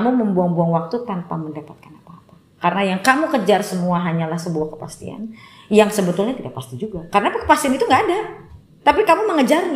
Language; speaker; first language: Indonesian; native; Indonesian